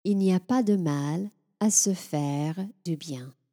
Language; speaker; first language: French; non-native, fluent; English